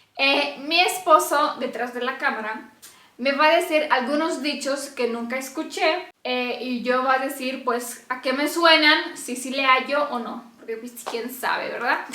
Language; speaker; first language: Spanish; non-native, fluent; Romanian